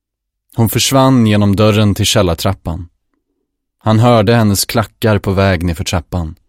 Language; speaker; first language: Swedish; native; Swedish